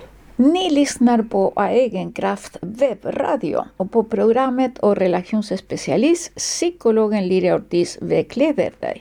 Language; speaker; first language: Swedish; non-native, fluent; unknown